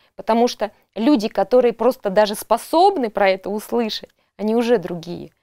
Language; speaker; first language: Russian; native; Russian